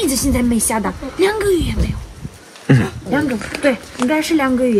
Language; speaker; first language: Chinese; non-native, learner; Ukrainian